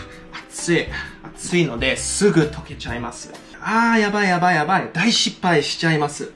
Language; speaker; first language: Japanese; non-native, fluent; English